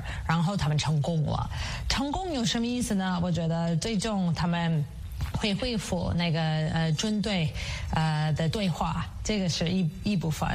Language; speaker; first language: Chinese; non-native, fluent; English